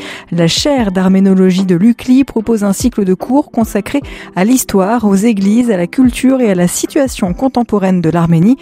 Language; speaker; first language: French; native; French